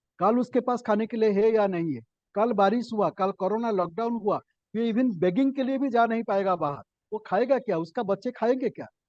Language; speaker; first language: Hindi; non-native, local second language; Odia